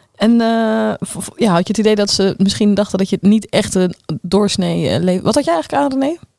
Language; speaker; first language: Dutch; native; Dutch